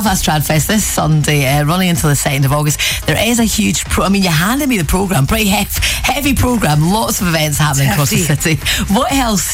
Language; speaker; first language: English; native; English